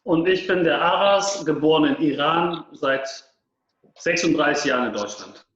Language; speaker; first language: German; non-native, fluent; Persian